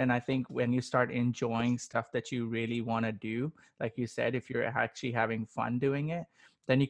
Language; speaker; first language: English; non-native, local second language; Urdu